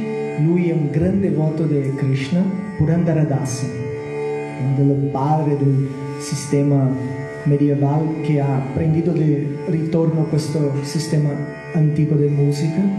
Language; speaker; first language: Italian; non-native, learner; Portuguese